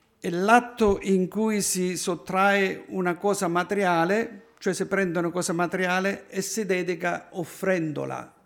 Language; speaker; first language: Italian; native; Italian